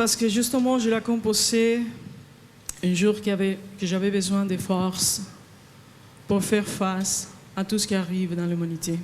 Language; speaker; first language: French; non-native, fluent; Spanish